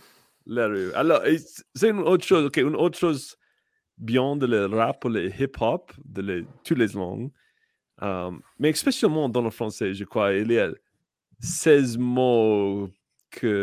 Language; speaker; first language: French; non-native, learner; English